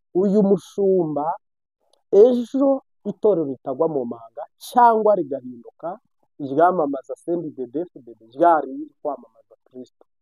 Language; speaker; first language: Kinyarwanda; native; Kinyarwanda